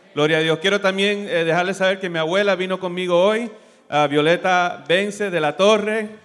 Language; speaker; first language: Spanish; early bilingual, other home language; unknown